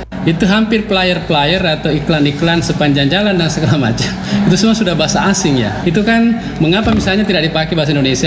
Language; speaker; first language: Indonesian; native; Indonesian